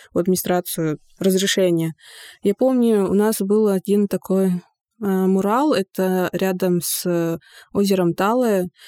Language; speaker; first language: Russian; non-native, local second language; Yakut